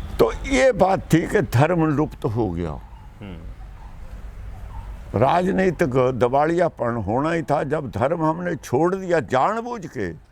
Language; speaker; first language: Hindi; non-native, local second language; Punjabi